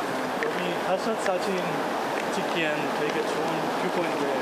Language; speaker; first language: Korean; non-native, fluent; German